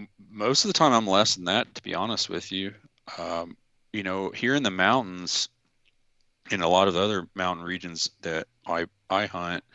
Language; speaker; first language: English; native; English